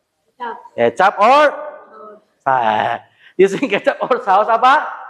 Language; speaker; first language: English; non-native, learner; Indonesian